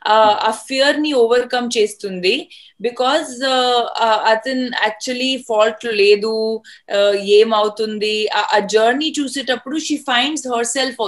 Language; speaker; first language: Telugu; non-native, fluent; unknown